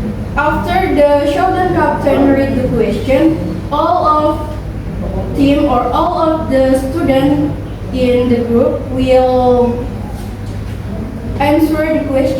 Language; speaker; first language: English; non-native, learner; Indonesian